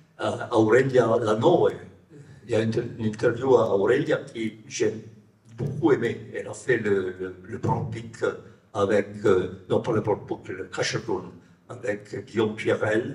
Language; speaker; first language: French; non-native, fluent; Italian